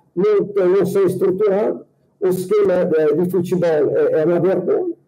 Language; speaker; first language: Portuguese; non-native, fluent; Italian